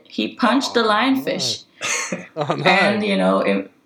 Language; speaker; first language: English; non-native, fluent; Hebrew